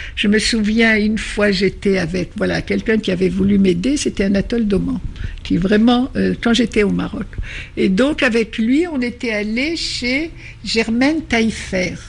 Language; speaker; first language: French; non-native, local second language; Arabic